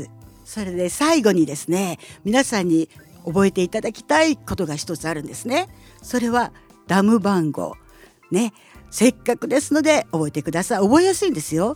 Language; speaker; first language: Japanese; native; Japanese